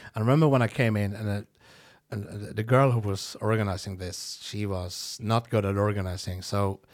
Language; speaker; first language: English; non-native, fluent; Norwegian